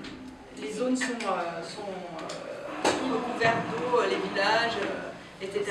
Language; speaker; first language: French; native; French